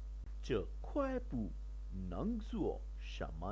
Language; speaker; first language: Chinese; non-native, learner; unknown